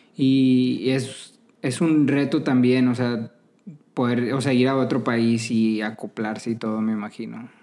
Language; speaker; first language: Spanish; native; Spanish